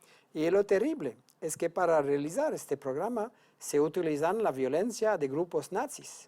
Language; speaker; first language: Spanish; non-native, fluent; French